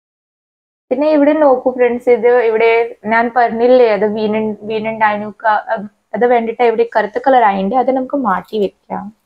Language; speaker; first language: Malayalam; non-native, learner; Hindi